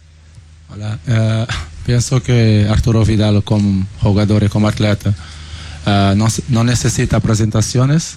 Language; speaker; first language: Spanish; non-native, learner; Portuguese